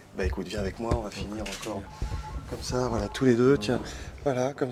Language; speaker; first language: French; native; French